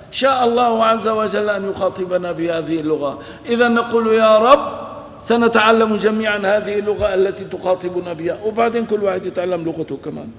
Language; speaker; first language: Arabic; non-native, local second language; Kurdish